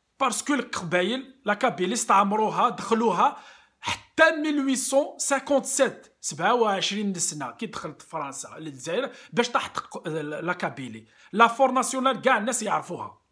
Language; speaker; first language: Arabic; non-native, local second language; Kabyle